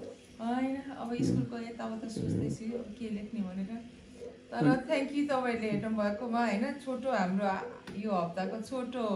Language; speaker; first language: Nepali; non-native, learner; English